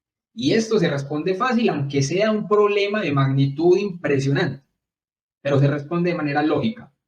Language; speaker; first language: Spanish; native; Spanish